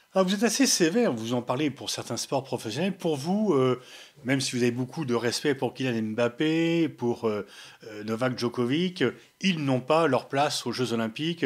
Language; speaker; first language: French; native; French